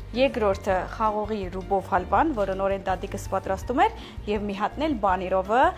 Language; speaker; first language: Armenian; early bilingual, heritage; Armenian